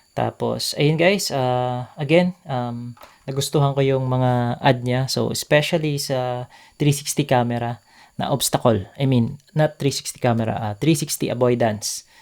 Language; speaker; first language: Filipino; native; Filipino